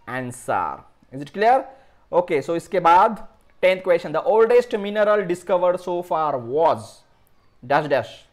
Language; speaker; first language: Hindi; non-native, local second language; Marathi